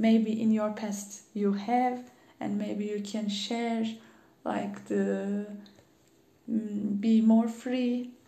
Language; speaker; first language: English; non-native, learner; Turkish